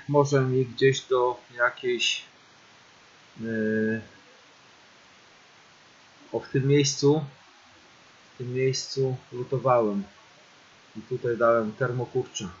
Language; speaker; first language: Polish; native; Polish